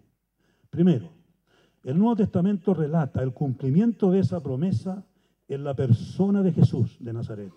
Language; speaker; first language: Spanish; native; Spanish